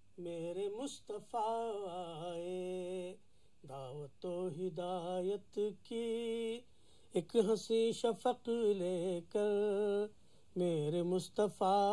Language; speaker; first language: Hindi; non-native, local second language; Urdu